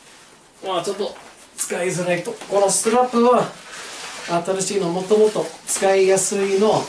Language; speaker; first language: Japanese; non-native, learner; English